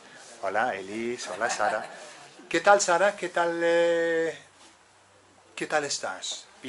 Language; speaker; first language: Spanish; native; Spanish